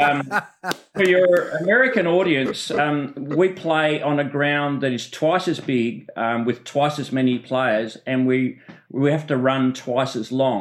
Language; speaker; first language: English; native; English